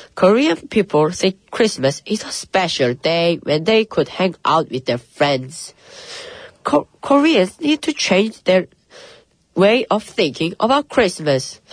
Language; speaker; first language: English; early bilingual, other home language; Korean